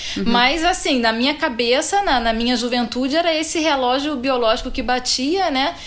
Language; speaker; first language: Portuguese; native; Portuguese